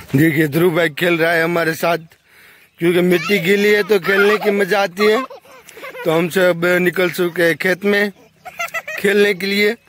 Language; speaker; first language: Hindi; non-native, local second language; Gujarati